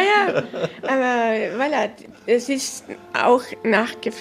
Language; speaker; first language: German; early bilingual, heritage; German